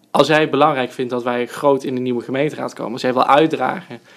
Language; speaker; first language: Dutch; native; Dutch